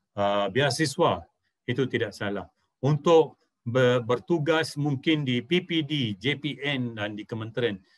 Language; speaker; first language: Malay; non-native, local second language; Punjabi